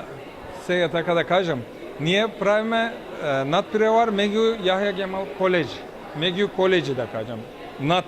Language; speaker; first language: Macedonian; non-native, fluent; Turkish